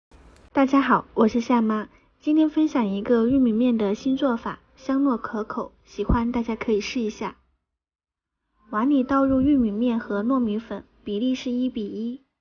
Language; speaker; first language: Chinese; native; Chinese